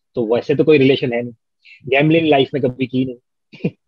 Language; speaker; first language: Hindi; non-native, local second language; Gujarati